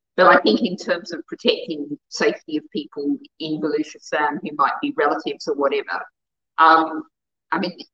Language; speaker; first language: English; native; English